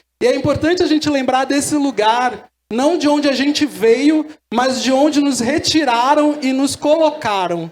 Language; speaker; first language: Portuguese; native; Portuguese